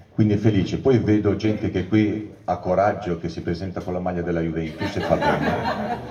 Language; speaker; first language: Italian; native; Italian